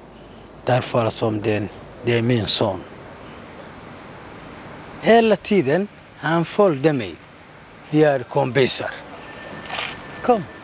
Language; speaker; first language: Swedish; non-native, learner; Somali